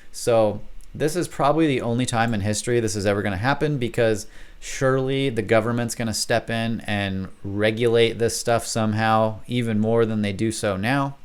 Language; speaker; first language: English; native; English